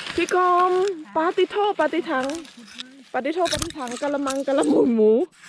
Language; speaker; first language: Thai; native; Thai